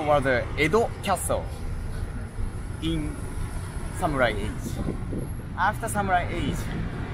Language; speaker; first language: English; non-native, learner; Japanese